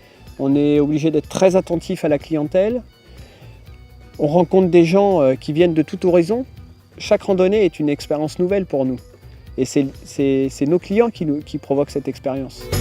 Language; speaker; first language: French; native; French